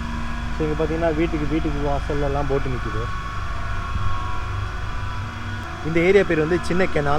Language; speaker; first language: Tamil; native; Tamil